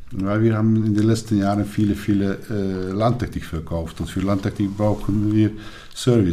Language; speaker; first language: German; non-native, learner; Hungarian